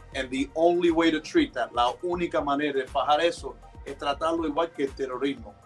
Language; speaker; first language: Spanish; early bilingual, heritage; Spanish